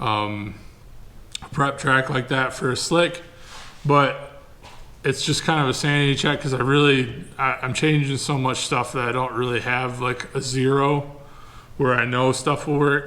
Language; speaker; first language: English; native; English